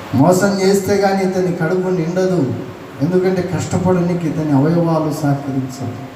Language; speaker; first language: Telugu; non-native, local second language; Lambadi